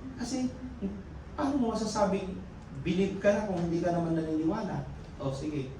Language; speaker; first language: Filipino; non-native, local second language; Iloko